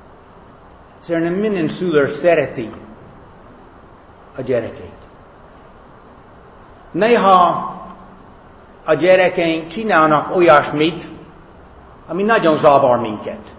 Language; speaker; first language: Hungarian; non-native, fluent; English